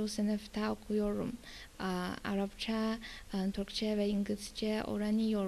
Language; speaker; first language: Turkish; non-native, learner; Chinese